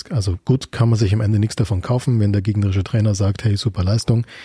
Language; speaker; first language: German; native; German